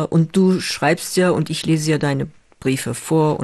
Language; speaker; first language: German; non-native, fluent; Turkish